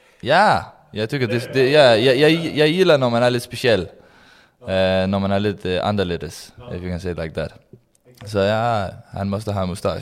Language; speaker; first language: Swedish; non-native, learner; Danish